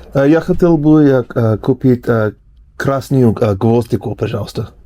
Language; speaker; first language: Russian; non-native, learner; English